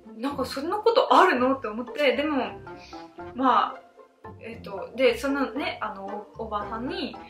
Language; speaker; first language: Japanese; native; Japanese